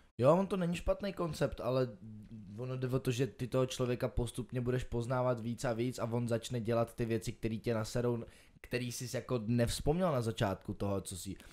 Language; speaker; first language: Czech; early bilingual, other home language; Ukrainian